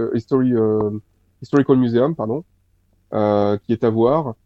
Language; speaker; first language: French; native; French